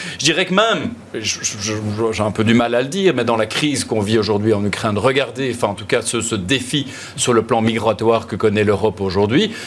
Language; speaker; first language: French; native; French